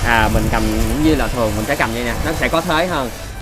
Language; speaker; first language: Vietnamese; native; Vietnamese